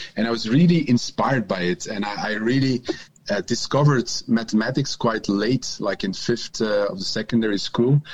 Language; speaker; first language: English; non-native, fluent; Dutch